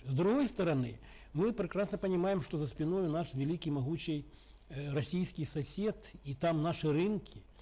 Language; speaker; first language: Russian; native; Russian